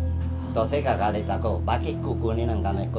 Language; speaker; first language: Filipino; non-native, learner; Spanish